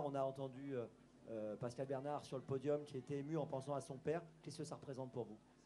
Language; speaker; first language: French; native; French